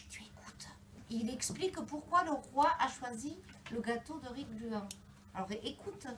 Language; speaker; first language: French; native; French